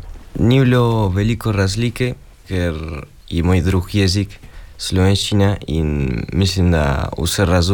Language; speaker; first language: Slovenian; early bilingual, heritage; Spanish